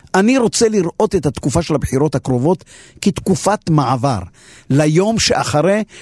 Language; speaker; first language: Hebrew; native; Hebrew